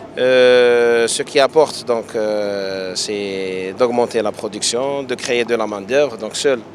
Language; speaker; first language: French; non-native, local second language; Arabic